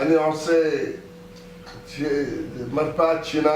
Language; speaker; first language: Hebrew; non-native, local second language; Arabic